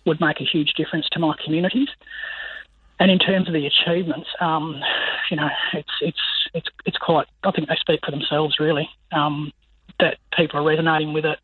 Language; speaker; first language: English; native; English